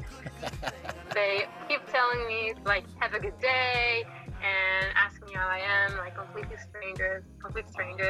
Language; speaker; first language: English; non-native, fluent; Hebrew